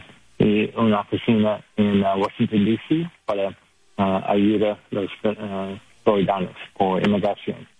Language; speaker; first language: Spanish; non-native, learner; English